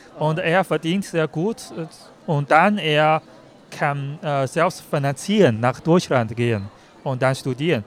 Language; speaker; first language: German; non-native, learner; Chinese